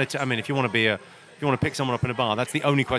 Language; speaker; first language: English; native; English